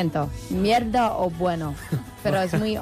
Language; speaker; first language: Spanish; non-native, learner; English